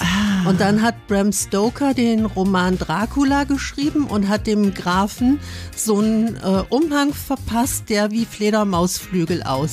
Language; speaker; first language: German; native; German